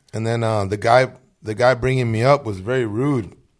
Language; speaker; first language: English; early bilingual, other home language; Spanish